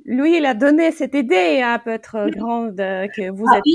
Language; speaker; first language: French; non-native, fluent; Ukrainian